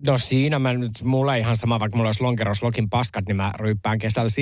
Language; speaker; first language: Finnish; native; Finnish